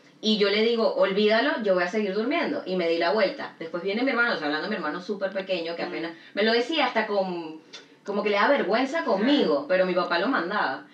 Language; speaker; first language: Spanish; native; Spanish